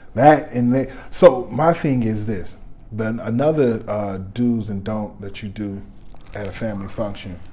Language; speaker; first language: English; native; English